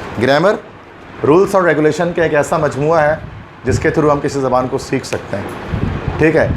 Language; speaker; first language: Urdu; native; Urdu